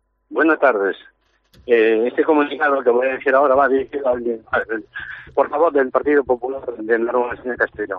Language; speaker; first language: Spanish; native; Spanish